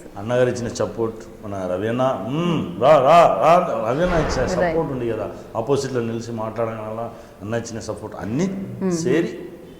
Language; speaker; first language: Telugu; non-native, local second language; Tamil